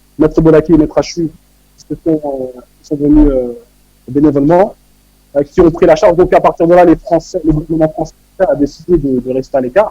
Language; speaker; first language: French; native; French